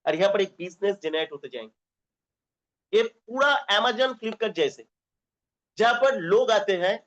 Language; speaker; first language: Hindi; non-native, local second language; Bangla